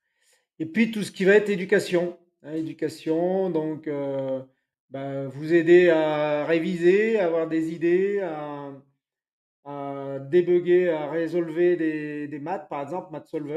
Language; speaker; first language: French; native; French